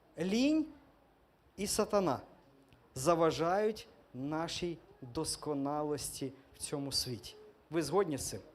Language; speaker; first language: Ukrainian; non-native, local second language; Russian